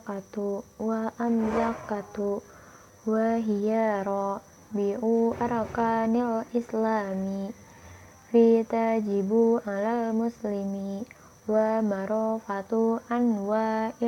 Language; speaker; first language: Arabic; non-native, learner; Indonesian